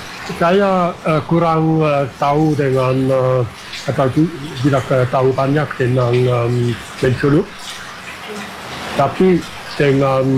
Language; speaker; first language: Indonesian; non-native, fluent; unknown